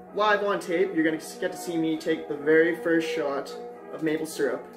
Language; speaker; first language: English; native; English